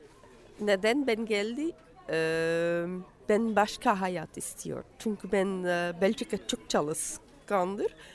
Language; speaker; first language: Turkish; non-native, learner; Dutch